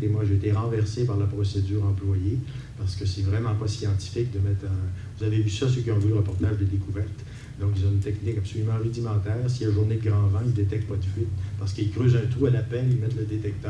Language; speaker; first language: French; native; French